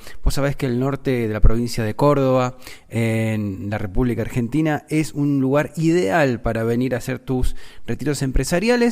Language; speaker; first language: Spanish; native; Spanish